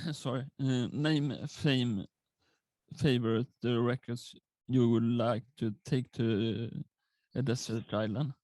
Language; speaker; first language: English; non-native, learner; Swedish